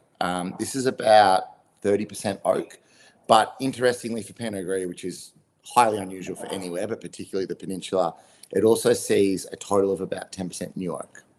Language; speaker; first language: English; native; English